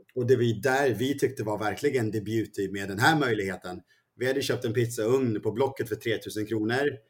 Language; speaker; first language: Swedish; early bilingual, other home language; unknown